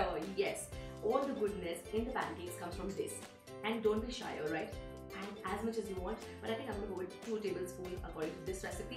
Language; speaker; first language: English; non-native, local second language; Hindi